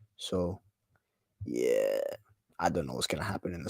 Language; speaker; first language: English; native; English